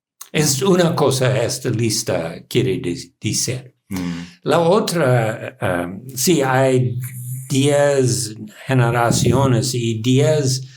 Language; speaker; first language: Spanish; non-native, learner; English